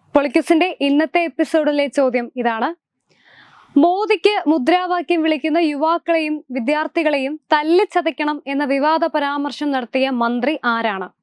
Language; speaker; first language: Malayalam; native; Malayalam